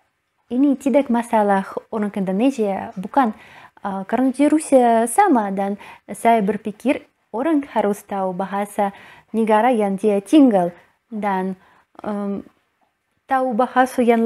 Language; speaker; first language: Indonesian; non-native, learner; Russian